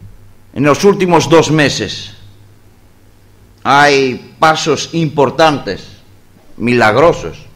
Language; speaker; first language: Spanish; non-native, fluent; Greek